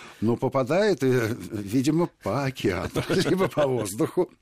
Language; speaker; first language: Russian; native; Russian